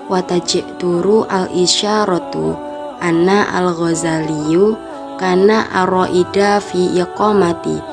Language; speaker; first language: Arabic; non-native, learner; Indonesian